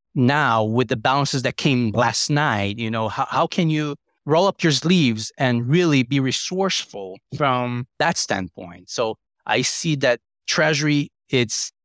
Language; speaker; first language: English; non-native, fluent; Portuguese